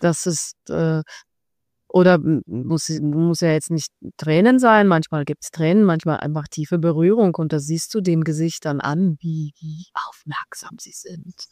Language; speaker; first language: German; non-native, fluent; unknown